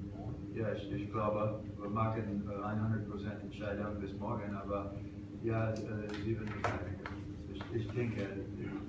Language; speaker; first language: German; non-native, learner; English